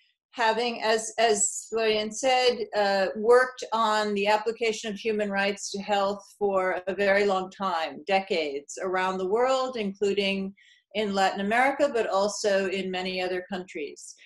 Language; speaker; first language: English; native; English